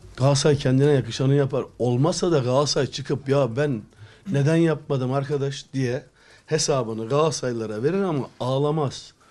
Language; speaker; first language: Turkish; native; Turkish